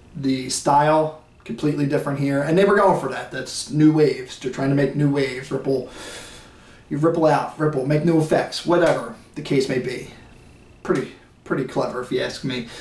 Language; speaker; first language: English; native; English